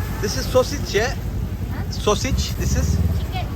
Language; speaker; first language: English; non-native, learner; Turkish